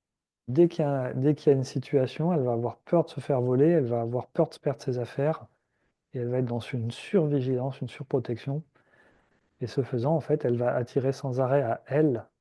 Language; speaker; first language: French; native; French